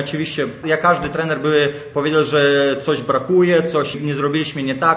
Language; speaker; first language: Polish; non-native, fluent; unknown